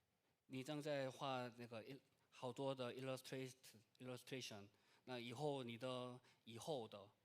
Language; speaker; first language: Chinese; non-native, learner; Korean